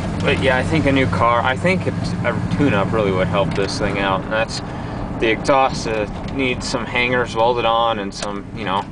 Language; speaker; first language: English; native; English